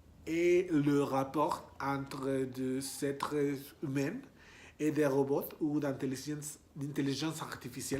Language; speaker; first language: French; non-native, learner; Spanish